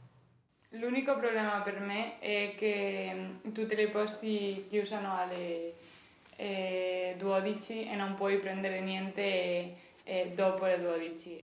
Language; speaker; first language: Italian; non-native, fluent; Spanish